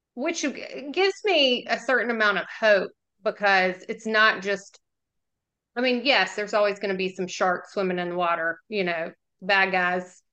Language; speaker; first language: English; native; English